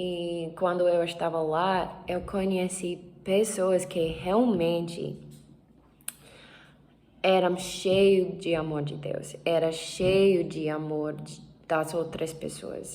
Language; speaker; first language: Portuguese; non-native, learner; English